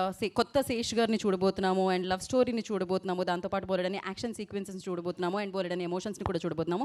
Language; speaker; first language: Telugu; native; Telugu